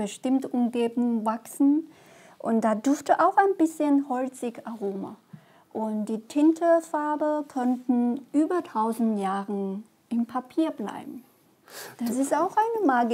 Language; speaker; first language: German; non-native, learner; Chinese